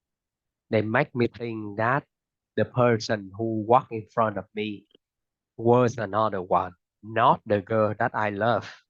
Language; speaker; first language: English; non-native, fluent; Vietnamese